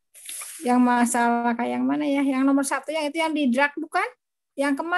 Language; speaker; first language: Indonesian; native; Indonesian